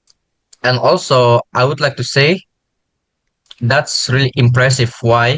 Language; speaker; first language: English; non-native, learner; Indonesian